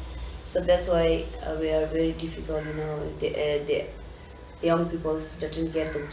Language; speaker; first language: English; non-native, learner; Tibetan